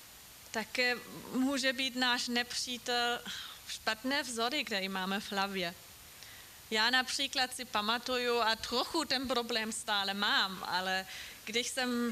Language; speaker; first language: Czech; non-native, fluent; German